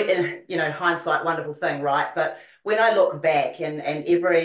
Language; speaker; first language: English; native; English